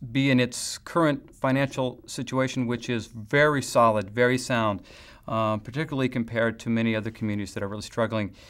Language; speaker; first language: English; native; English